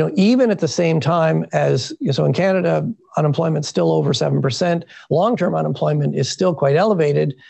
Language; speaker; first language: English; native; English